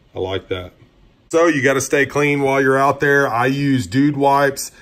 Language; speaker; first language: English; native; English